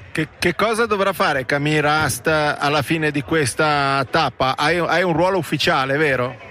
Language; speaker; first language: Italian; native; Italian